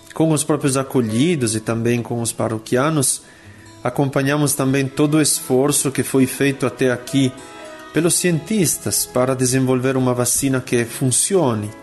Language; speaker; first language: Portuguese; non-native, fluent; Italian